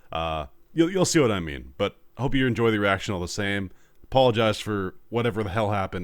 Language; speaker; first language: English; native; English